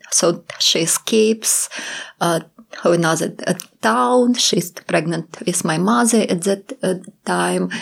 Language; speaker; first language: English; non-native, fluent; Russian